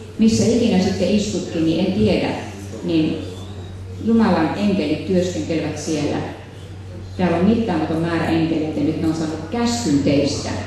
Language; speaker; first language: Finnish; native; Finnish